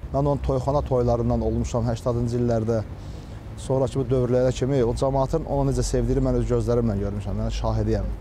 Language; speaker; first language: Azerbaijani; native; Azerbaijani